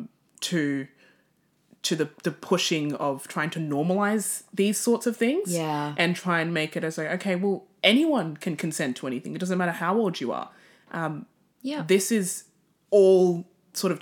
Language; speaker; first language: English; native; English